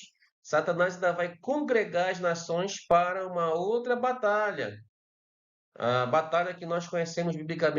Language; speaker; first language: Portuguese; native; Portuguese